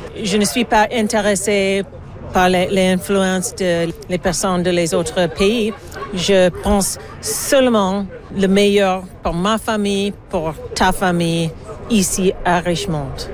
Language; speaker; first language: French; non-native, learner; English